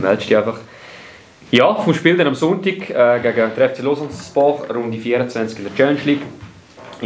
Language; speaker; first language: German; native; German